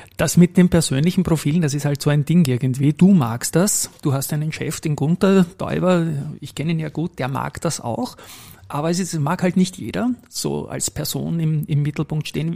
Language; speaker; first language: German; native; German